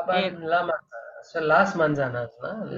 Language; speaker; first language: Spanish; non-native, learner; Malayalam